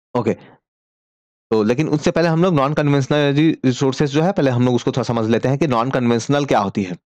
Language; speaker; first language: Hindi; native; Hindi